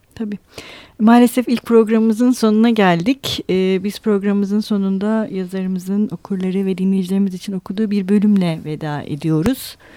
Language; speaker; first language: Turkish; native; Turkish